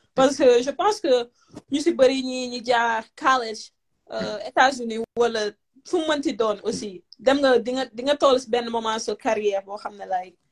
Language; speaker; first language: French; non-native, local second language; Wolof